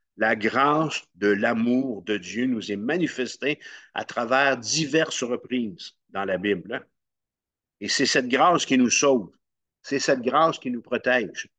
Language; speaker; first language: French; native; French